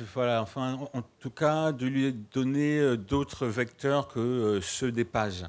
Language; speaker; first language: French; native; French